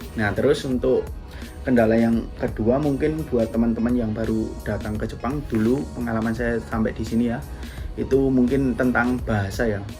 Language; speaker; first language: Indonesian; non-native, local second language; Javanese